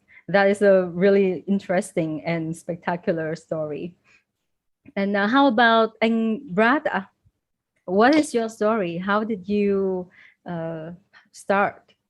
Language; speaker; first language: English; non-native, fluent; Vietnamese